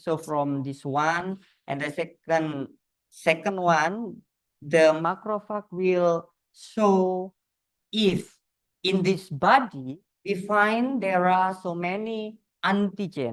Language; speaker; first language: English; non-native, learner; Indonesian